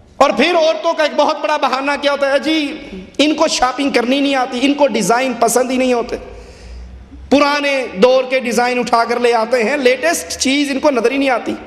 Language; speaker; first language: Urdu; non-native, local second language; Punjabi